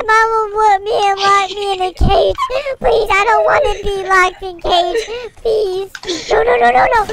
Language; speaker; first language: English; native; English